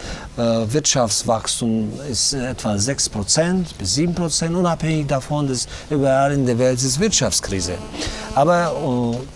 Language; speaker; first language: German; non-native, fluent; Tajik